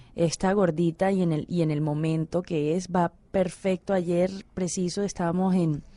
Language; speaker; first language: Spanish; native; Spanish